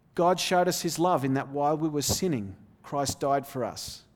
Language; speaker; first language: English; native; English